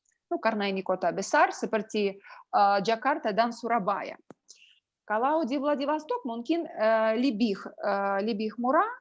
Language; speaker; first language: Indonesian; non-native, learner; Russian